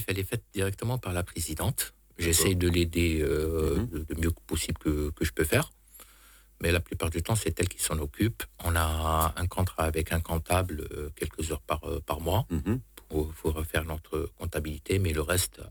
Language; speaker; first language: French; non-native, local second language; Arabic